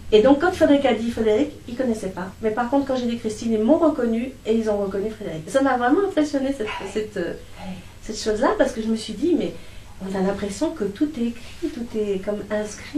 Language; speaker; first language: French; native; French